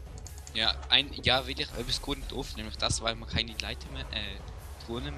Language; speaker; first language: German; native; German